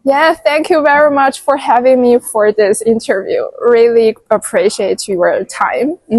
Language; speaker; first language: English; non-native, fluent; Chinese